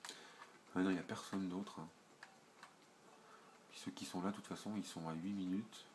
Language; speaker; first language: French; native; French